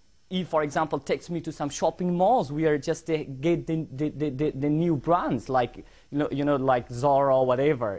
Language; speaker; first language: English; non-native, fluent; Persian